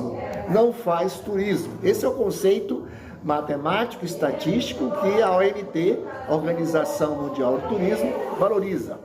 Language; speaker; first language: Portuguese; native; Portuguese